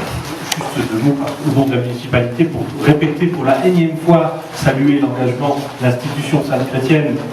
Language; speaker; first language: French; native; French